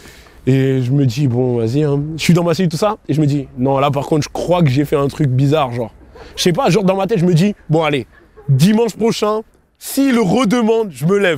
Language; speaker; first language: French; native; French